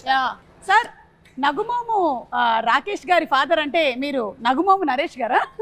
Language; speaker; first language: Telugu; native; Telugu